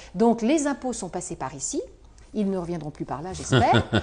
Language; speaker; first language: French; native; French